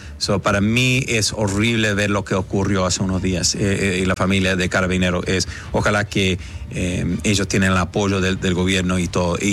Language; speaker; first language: Spanish; early bilingual, heritage; Spanish